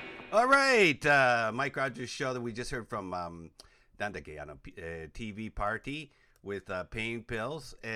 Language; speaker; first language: English; native; English